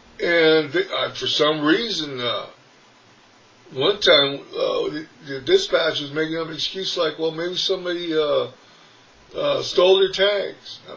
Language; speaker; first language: English; native; English